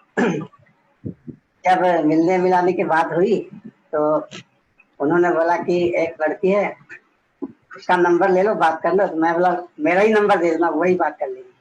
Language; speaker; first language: Hindi; native; Hindi